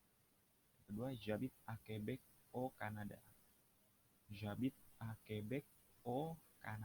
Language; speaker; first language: French; non-native, fluent; Indonesian